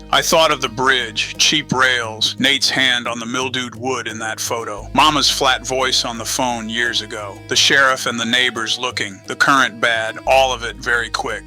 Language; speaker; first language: English; native; English